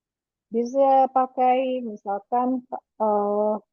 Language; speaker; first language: Indonesian; native; Indonesian